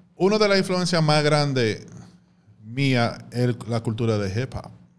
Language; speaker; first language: Spanish; early bilingual, heritage; Spanish